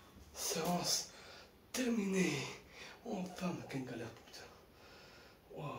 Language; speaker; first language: French; non-native, fluent; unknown